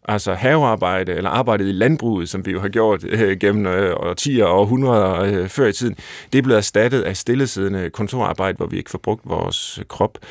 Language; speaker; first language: Danish; native; Danish